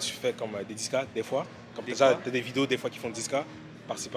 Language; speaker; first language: French; native; French